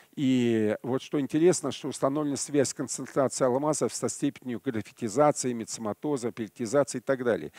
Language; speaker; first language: Russian; native; Russian